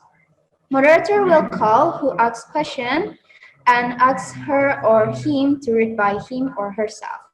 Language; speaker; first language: English; non-native, learner; Indonesian